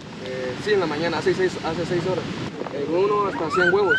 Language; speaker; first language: Spanish; native; Spanish